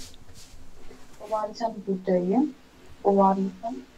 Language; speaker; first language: Korean; non-native, learner; Indonesian